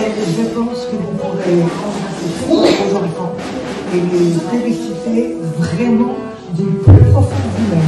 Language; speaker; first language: French; native; French